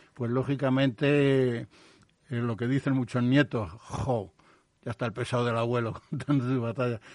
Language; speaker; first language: Spanish; native; Spanish